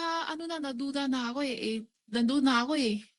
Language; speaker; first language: Filipino; non-native, learner; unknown